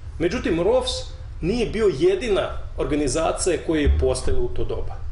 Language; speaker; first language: Serbian; non-native, fluent; Russian